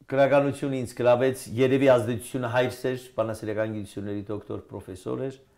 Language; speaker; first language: Armenian; native; Armenian